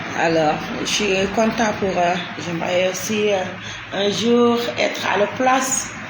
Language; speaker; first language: French; non-native, local second language; Wolof